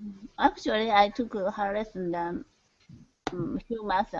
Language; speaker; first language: English; non-native, learner; Japanese